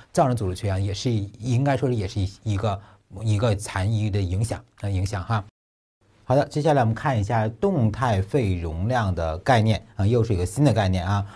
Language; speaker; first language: Chinese; native; Chinese